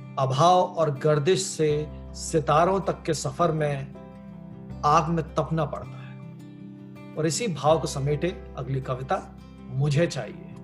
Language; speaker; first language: Hindi; native; Hindi